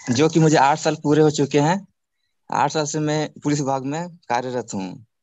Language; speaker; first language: Hindi; native; Hindi